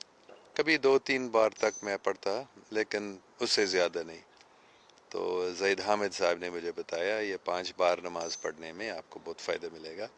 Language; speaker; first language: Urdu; non-native, fluent; English